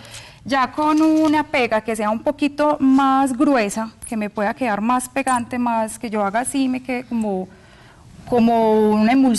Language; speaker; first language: Spanish; native; Spanish